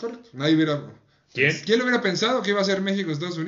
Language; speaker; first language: Spanish; native; Spanish